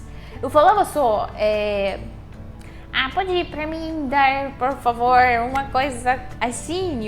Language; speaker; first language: Portuguese; non-native, fluent; Russian